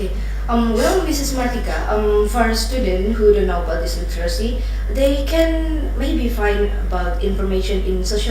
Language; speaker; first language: English; non-native, learner; Indonesian